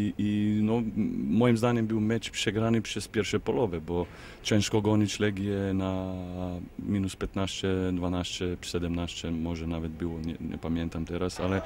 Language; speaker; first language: Polish; non-native, fluent; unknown